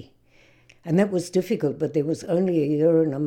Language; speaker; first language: English; native; English